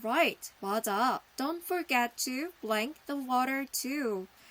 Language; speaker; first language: English; non-native, fluent; Korean